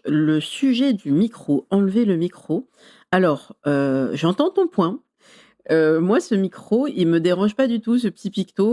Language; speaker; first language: French; native; French